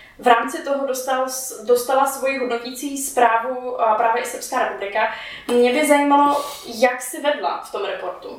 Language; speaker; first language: Czech; native; Czech